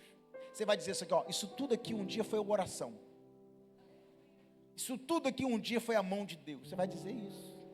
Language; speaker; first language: Portuguese; native; Portuguese